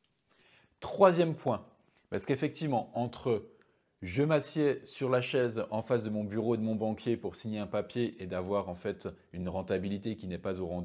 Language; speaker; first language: French; native; French